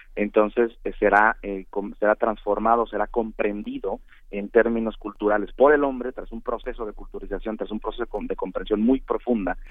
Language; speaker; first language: Spanish; native; Spanish